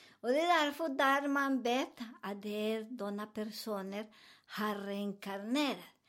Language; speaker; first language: Swedish; non-native, learner; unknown